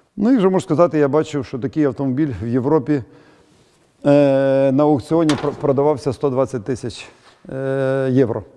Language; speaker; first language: Ukrainian; native; Ukrainian